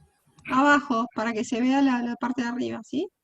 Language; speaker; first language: Spanish; native; Spanish